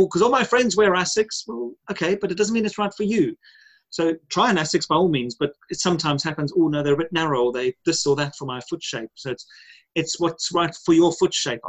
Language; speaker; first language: English; native; English